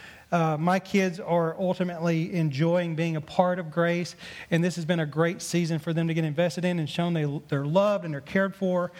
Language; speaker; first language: English; native; English